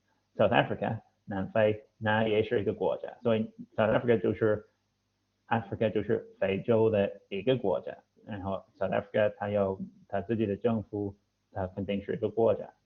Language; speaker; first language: Chinese; non-native, fluent; English